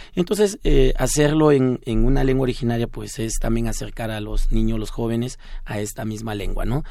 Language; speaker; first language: Spanish; non-native, local second language; Zapotec